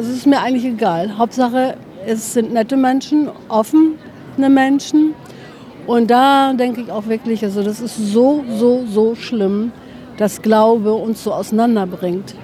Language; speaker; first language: German; native; German